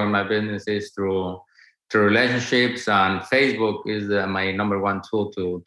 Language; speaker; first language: English; non-native, fluent; Spanish